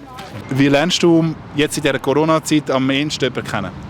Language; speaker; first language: German; native; German